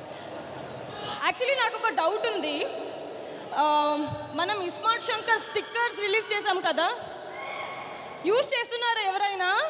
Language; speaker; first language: Telugu; non-native, learner; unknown